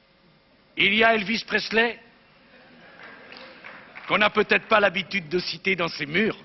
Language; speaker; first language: French; native; French